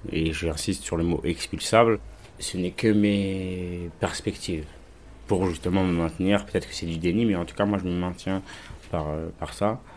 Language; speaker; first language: French; native; French